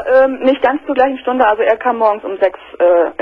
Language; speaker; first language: German; native; German